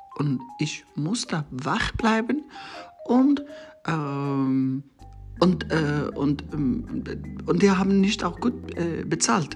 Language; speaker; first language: German; non-native, learner; Persian